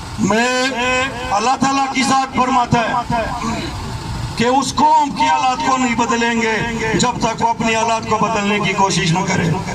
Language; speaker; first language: Urdu; non-native, local second language; Pashto